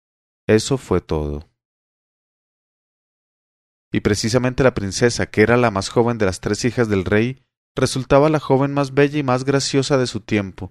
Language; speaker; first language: Spanish; native; Spanish